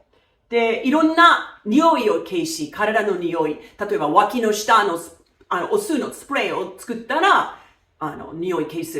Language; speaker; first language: Japanese; non-native, fluent; English